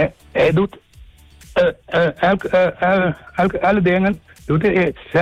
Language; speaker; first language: Dutch; non-native, local second language; Papiamento